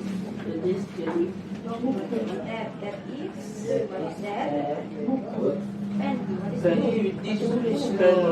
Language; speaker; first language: English; non-native, fluent; Indonesian